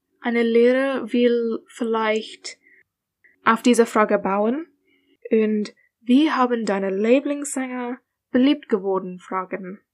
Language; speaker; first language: German; non-native, learner; English